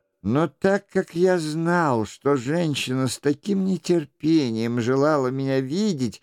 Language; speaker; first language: Russian; native; Russian